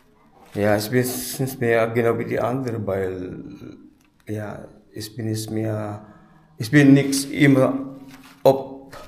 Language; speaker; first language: German; non-native, learner; Filipino